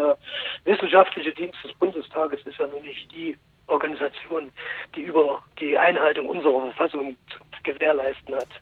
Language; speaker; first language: German; native; German